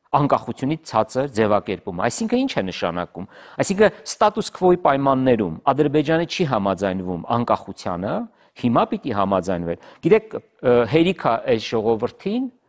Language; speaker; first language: Armenian; native; Armenian